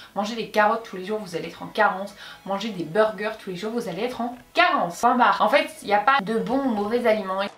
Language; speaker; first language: French; native; French